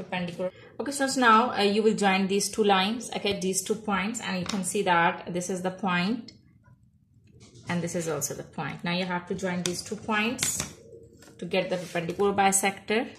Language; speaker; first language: English; non-native, local second language; Urdu